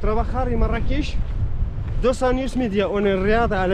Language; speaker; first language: Spanish; non-native, learner; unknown